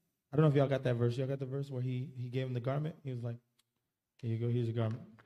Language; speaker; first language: English; early bilingual, other home language; Spanish